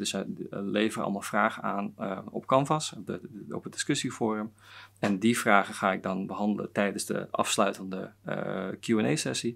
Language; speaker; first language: Dutch; native; Dutch